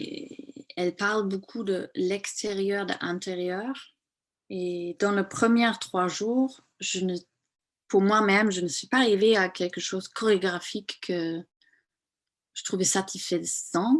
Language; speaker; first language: French; non-native, fluent; German